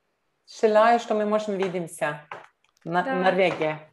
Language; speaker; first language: Russian; non-native, learner; Norwegian